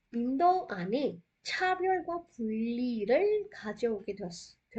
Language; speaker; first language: Korean; non-native, fluent; Hindi